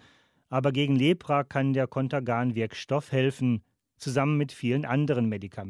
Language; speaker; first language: German; native; German